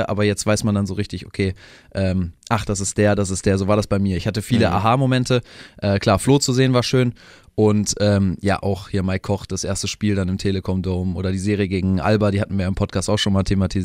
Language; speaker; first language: German; native; German